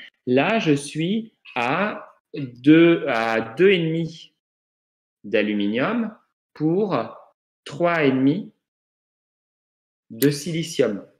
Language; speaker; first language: French; native; French